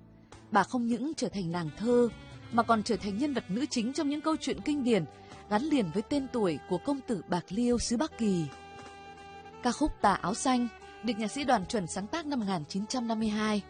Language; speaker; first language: Vietnamese; native; Vietnamese